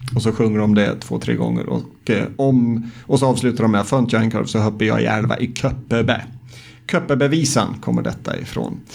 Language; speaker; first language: Swedish; native; Swedish